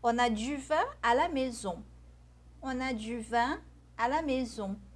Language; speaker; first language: French; non-native, fluent; Portuguese